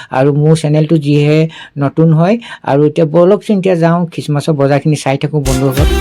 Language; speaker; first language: Assamese; native; Assamese